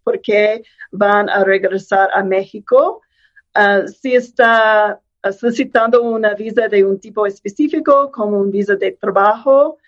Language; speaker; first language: Spanish; non-native, fluent; English